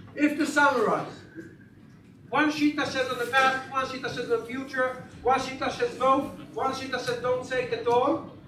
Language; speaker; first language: English; non-native, learner; Hebrew